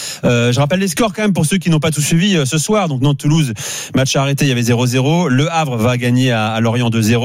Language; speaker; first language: French; native; French